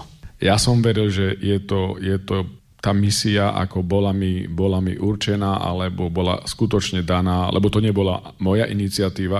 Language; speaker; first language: Slovak; native; Slovak